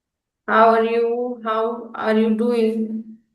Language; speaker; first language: English; non-native, local second language; Hindi